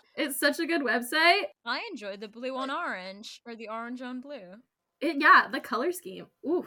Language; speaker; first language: English; native; English